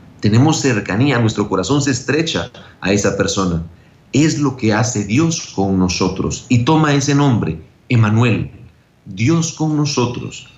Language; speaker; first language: Spanish; native; Spanish